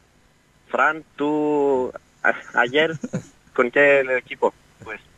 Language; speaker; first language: Spanish; non-native, learner; Greek